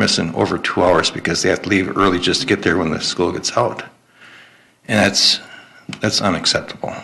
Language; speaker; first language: English; native; English